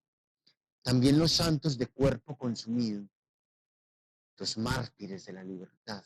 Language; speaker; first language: Spanish; native; Spanish